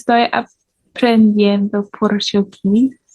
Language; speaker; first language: Spanish; non-native, learner; English